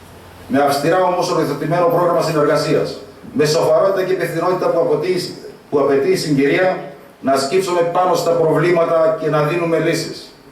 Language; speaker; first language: Greek; native; Greek